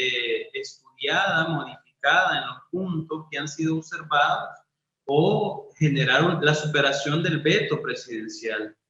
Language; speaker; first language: Spanish; native; Spanish